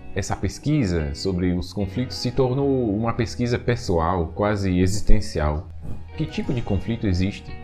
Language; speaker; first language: Portuguese; non-native, fluent; French